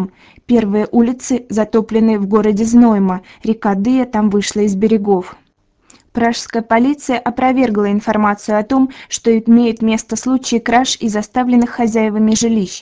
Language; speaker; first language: Russian; native; Russian